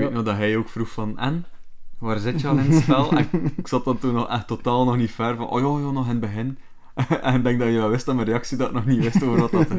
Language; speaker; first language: Dutch; native; Dutch